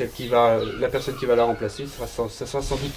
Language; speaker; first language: French; native; French